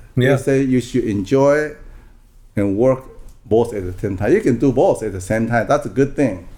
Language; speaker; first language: English; non-native, fluent; Min Nan Chinese